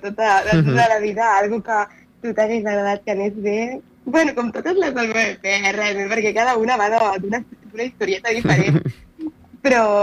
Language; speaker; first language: Catalan; native; Catalan